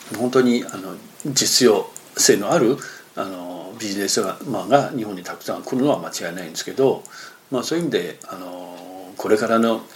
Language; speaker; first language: Japanese; non-native, fluent; Chinese